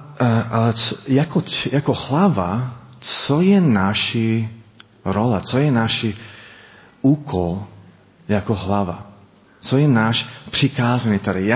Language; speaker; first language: Czech; non-native, learner; English